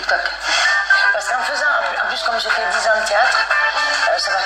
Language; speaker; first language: French; native; French